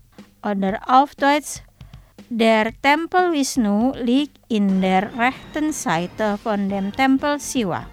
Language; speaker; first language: German; non-native, fluent; Indonesian